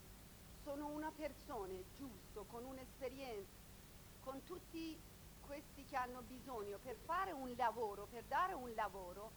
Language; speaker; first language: Italian; non-native, learner; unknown